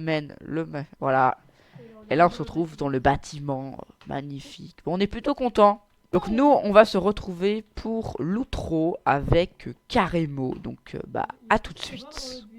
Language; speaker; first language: French; native; French